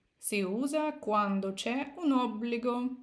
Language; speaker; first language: Italian; non-native, fluent; Ukrainian